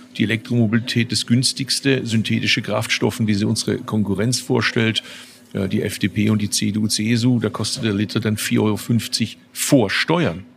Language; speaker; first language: German; early bilingual, other home language; Turkish